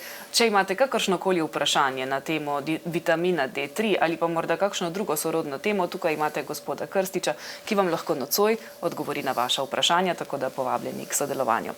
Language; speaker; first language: Slovenian; native; Slovenian